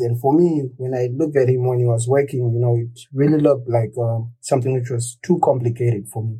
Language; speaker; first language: English; non-native, local second language; Shona